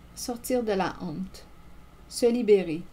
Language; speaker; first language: French; native; French